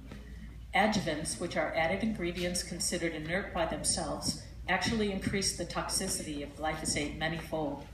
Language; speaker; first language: English; native; English